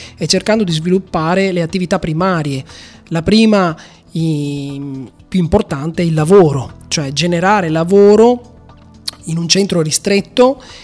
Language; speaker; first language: Italian; native; Italian